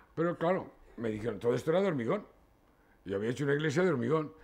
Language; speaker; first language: Spanish; native; Spanish